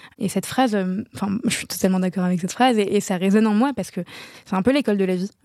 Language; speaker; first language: French; non-native, local second language; Arabic